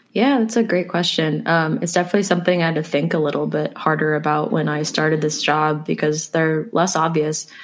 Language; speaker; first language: English; native; English